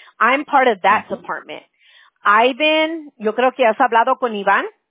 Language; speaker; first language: Spanish; early bilingual, heritage; Spanish